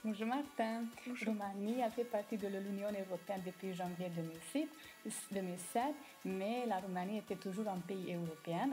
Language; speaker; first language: French; non-native, fluent; Romanian